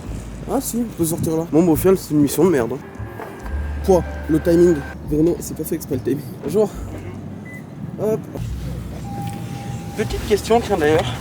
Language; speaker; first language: French; native; French